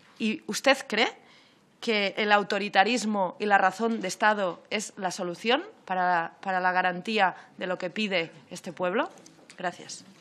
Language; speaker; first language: Spanish; non-native, local second language; Catalan